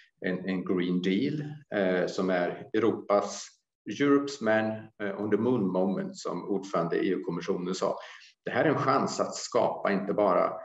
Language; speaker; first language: Swedish; native; Swedish